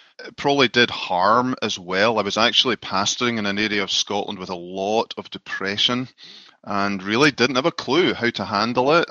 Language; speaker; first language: English; native; English